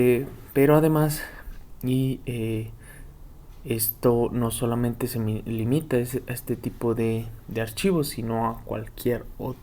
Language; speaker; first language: Spanish; native; Spanish